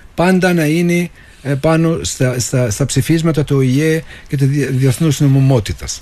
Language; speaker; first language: Greek; non-native, fluent; Arabic